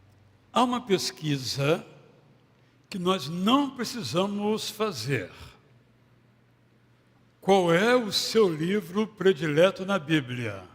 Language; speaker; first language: Portuguese; native; Portuguese